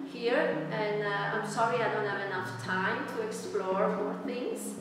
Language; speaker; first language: English; non-native, fluent; Italian